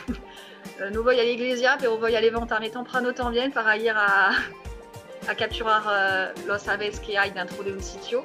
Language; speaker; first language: Spanish; non-native, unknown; French